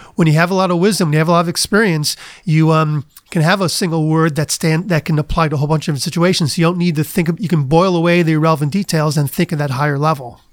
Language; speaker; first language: English; native; English